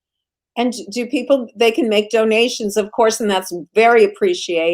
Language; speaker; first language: English; native; English